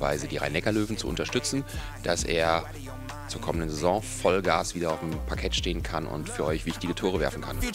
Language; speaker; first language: German; native; German